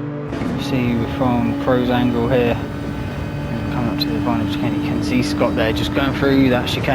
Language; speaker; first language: English; native; English